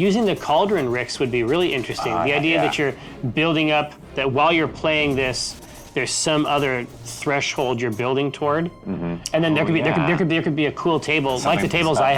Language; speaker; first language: English; native; English